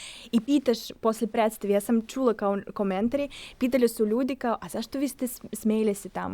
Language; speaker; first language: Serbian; non-native, fluent; Russian